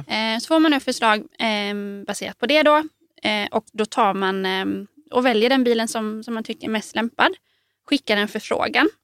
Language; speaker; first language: Swedish; native; Swedish